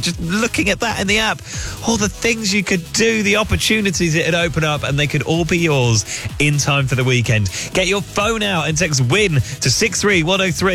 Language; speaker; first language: English; native; English